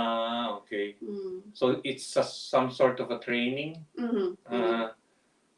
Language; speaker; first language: English; non-native, local second language; Filipino